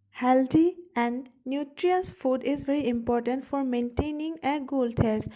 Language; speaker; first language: English; non-native, local second language; Assamese